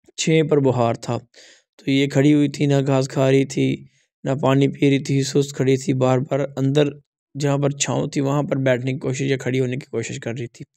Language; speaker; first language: Urdu; non-native, local second language; Punjabi